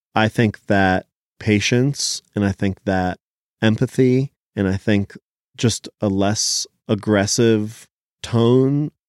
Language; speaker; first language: English; early bilingual, other home language; Hebrew